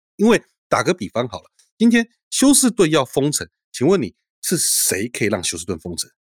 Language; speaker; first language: Chinese; native; Chinese